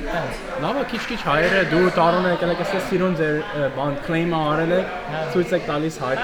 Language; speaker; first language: Armenian; early bilingual, heritage; Armenian